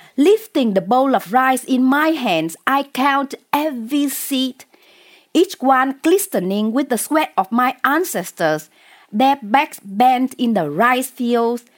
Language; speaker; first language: English; non-native, fluent; Vietnamese